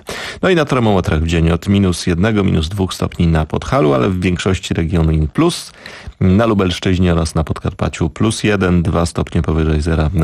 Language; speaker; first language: Polish; native; Polish